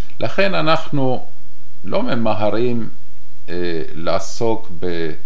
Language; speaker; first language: Hebrew; non-native, fluent; Spanish